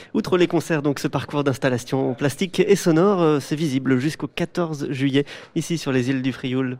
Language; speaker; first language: French; native; French